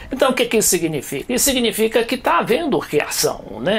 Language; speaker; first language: Portuguese; native; Portuguese